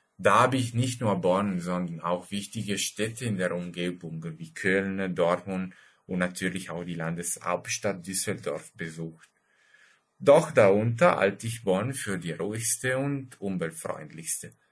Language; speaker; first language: German; non-native, fluent; Italian